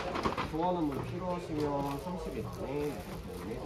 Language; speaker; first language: Korean; native; Korean